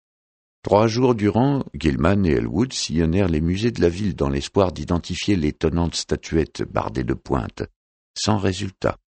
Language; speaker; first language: French; native; French